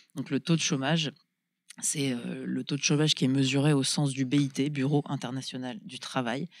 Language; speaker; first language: French; native; French